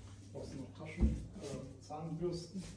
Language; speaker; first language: German; native; German